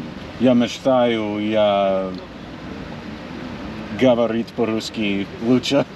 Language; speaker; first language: Russian; non-native, learner; English